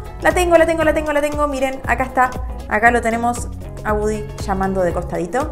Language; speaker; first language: Spanish; native; Spanish